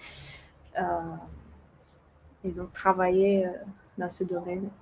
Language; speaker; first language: French; non-native, fluent; Romanian